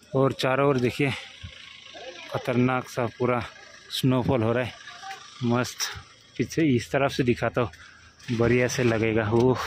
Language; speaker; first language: Hindi; non-native, local second language; Assamese